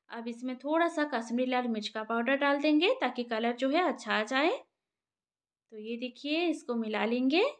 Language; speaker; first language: Hindi; non-native, local second language; Bangla